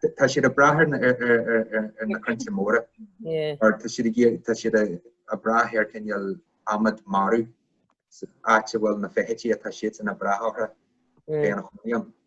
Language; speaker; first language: Irish; non-native, local second language; English